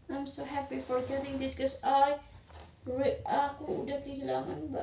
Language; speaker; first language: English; non-native, learner; Indonesian